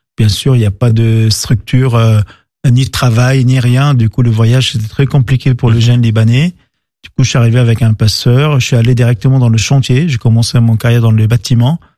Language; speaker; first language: French; non-native, local second language; Arabic